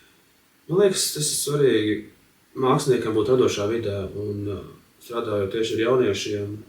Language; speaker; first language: Latvian; native; Latvian